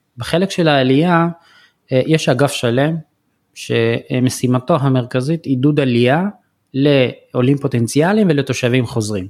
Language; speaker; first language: Hebrew; early bilingual, other home language; Amharic